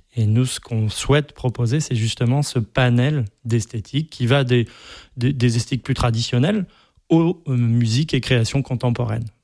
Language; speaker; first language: French; native; French